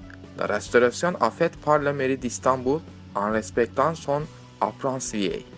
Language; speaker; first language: French; non-native, learner; Turkish